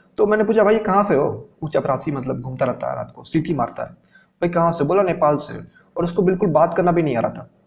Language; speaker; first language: Hindi; native; Hindi